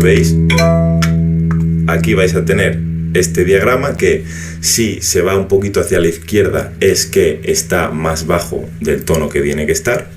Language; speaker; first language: Spanish; native; Spanish